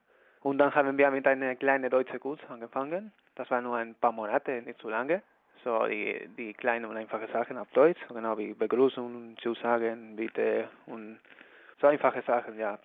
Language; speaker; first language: German; non-native, learner; Spanish